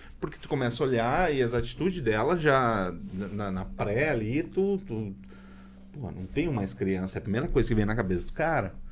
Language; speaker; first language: Portuguese; native; Portuguese